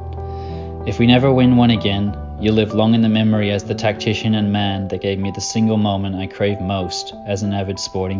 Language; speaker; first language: English; native; English